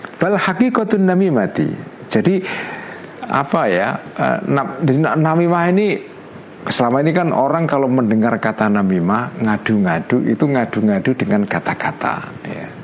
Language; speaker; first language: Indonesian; non-native, local second language; Javanese